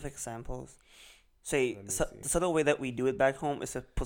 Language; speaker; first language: English; non-native, local second language; Cantonese